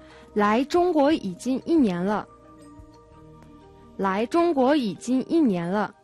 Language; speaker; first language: Chinese; non-native, fluent; Mongolian